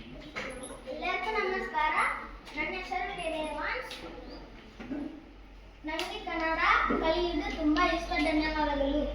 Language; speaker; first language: Kannada; non-native, learner; Telugu